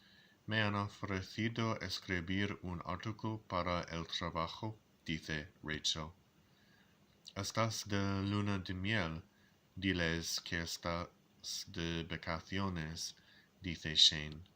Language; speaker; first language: Spanish; non-native, learner; English